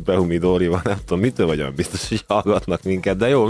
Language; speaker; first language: Hungarian; native; Hungarian